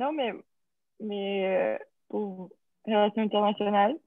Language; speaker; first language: French; non-native, fluent; English